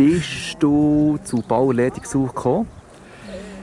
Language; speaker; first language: German; native; German